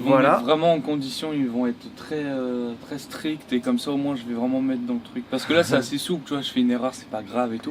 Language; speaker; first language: French; native; French